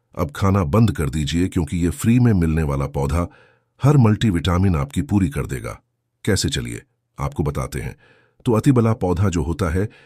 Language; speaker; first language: Hindi; native; Hindi